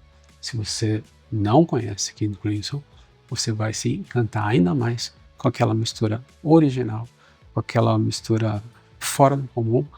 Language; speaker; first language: Portuguese; native; Portuguese